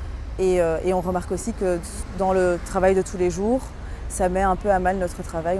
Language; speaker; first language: French; native; French